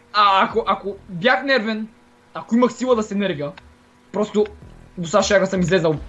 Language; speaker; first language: Bulgarian; native; Bulgarian